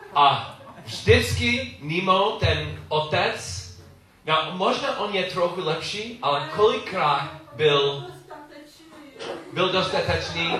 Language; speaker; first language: Czech; non-native, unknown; English